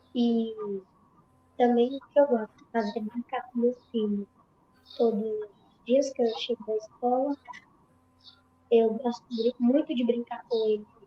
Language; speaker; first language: Portuguese; early bilingual, other home language; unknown